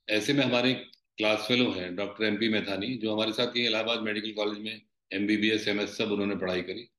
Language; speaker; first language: Hindi; native; Hindi